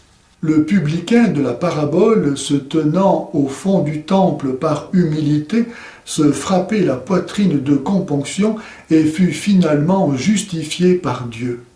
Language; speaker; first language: French; native; French